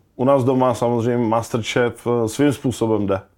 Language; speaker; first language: Czech; native; Czech